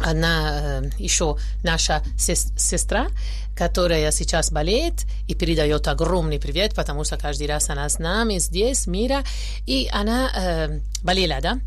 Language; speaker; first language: Russian; non-native, learner; Italian